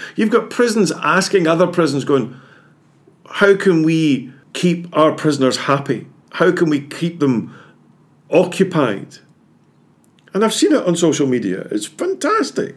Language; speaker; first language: English; native; English